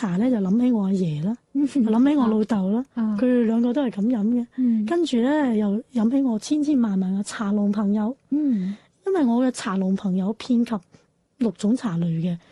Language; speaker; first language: Cantonese; native; Cantonese